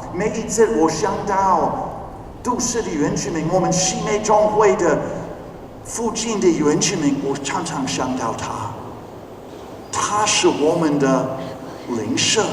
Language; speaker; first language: Chinese; non-native, fluent; English